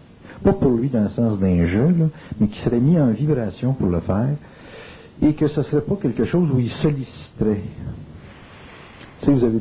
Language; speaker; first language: French; native; French